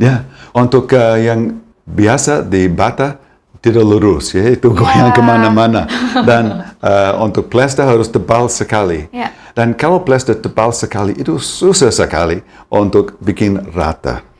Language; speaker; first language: Indonesian; non-native, fluent; English